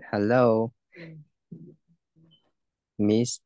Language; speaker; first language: English; non-native, learner; Chinese